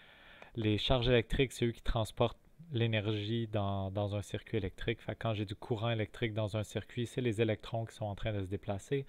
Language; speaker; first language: French; native; French